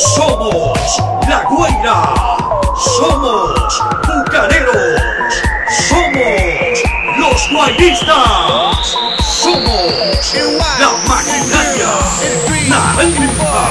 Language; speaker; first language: Spanish; native; Spanish